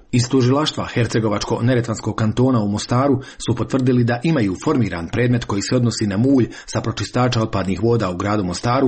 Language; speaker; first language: Serbian; native; Serbian